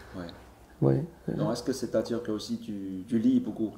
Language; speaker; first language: French; non-native, learner; Chinese